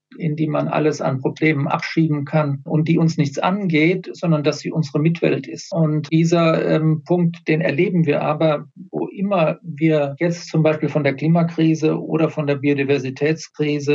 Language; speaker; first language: German; native; German